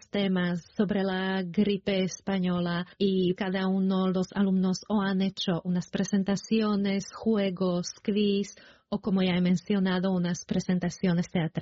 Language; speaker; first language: Spanish; non-native, fluent; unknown